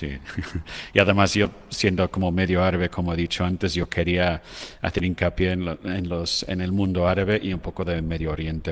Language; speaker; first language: Spanish; non-native, fluent; English